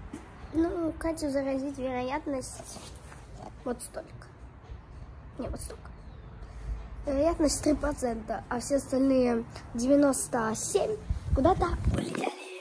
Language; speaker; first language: Russian; early bilingual, heritage; Russian